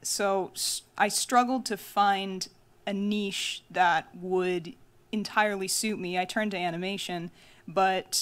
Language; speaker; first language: English; native; English